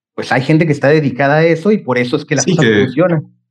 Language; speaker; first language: Spanish; native; Spanish